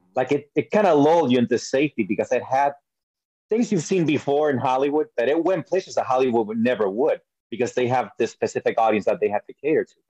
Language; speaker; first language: English; early bilingual, other home language; Spanish